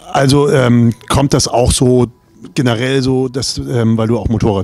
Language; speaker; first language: German; native; German